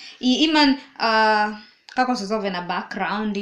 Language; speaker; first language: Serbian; non-native, learner; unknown